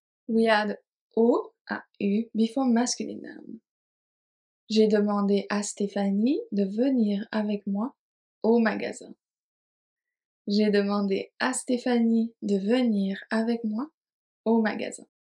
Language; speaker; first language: French; native; French